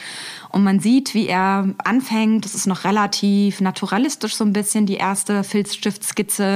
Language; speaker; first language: German; native; German